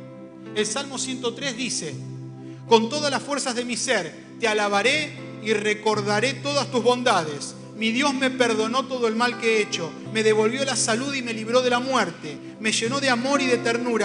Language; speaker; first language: Spanish; native; Spanish